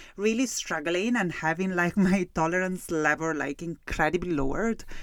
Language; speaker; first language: English; non-native, fluent; Italian